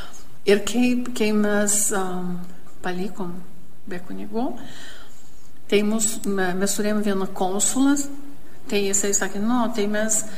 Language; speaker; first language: Lithuanian; early bilingual, heritage; Lithuanian